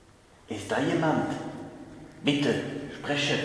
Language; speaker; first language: German; non-native, learner; French